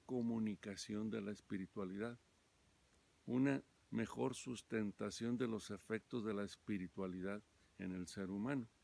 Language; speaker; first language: Spanish; native; Spanish